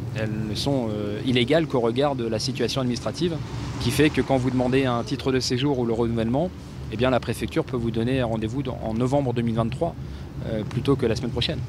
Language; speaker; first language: French; native; French